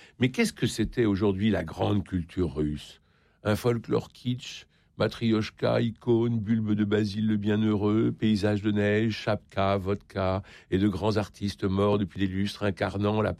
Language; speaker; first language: French; native; French